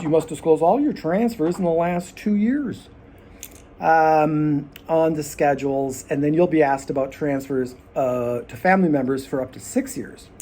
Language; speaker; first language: English; native; English